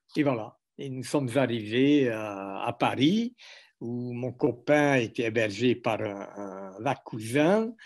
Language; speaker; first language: French; non-native, fluent; Hungarian